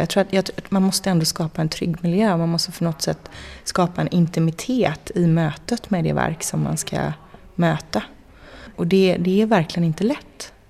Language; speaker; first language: Swedish; native; Swedish